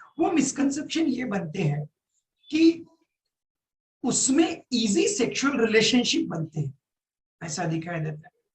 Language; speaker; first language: Hindi; non-native, local second language; Marathi